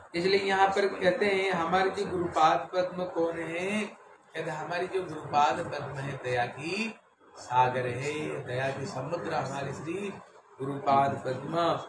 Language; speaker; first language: Hindi; non-native, local second language; Bangla